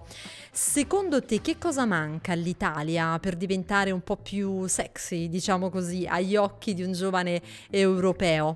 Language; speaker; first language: Italian; native; Italian